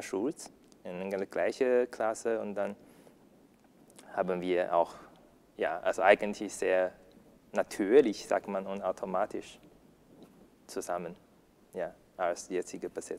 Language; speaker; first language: German; non-native, learner; Chinese